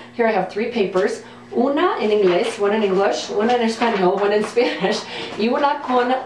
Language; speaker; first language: Spanish; non-native, fluent; English